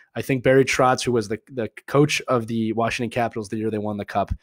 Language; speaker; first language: English; native; English